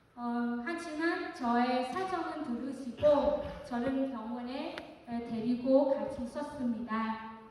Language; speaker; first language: Korean; non-native, fluent; Vietnamese